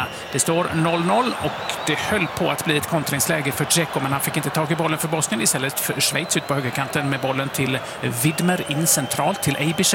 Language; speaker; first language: Swedish; native; Swedish